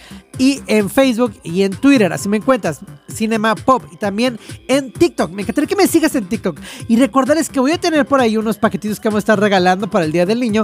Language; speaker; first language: Spanish; native; Spanish